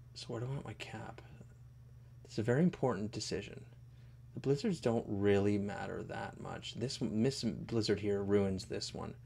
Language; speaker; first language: English; native; English